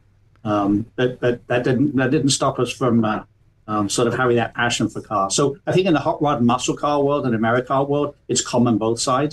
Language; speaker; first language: English; native; English